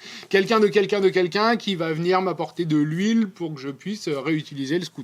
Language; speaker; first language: French; native; French